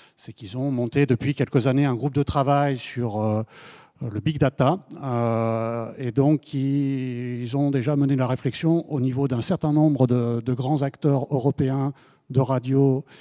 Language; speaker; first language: French; native; French